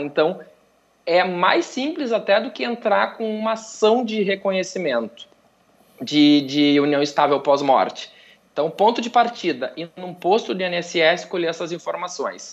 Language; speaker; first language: Portuguese; native; Portuguese